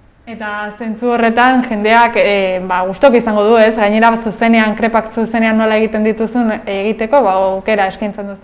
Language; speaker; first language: Basque; native; Basque